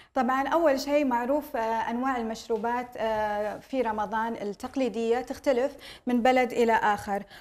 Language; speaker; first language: Arabic; native; Arabic